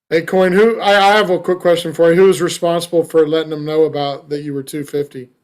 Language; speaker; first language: English; native; English